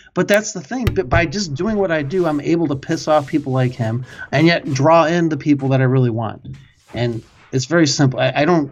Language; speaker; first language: English; native; English